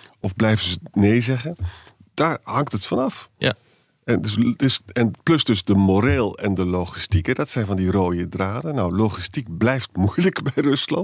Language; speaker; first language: Dutch; native; Dutch